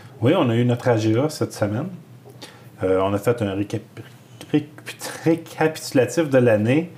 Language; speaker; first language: French; native; French